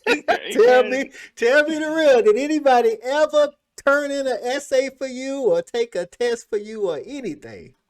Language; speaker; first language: English; native; English